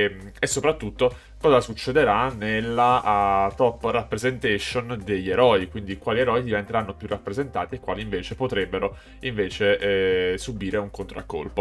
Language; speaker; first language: Italian; native; Italian